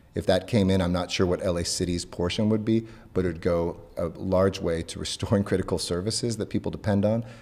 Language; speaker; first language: English; native; English